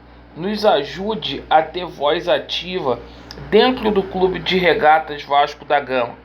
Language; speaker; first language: Portuguese; native; Portuguese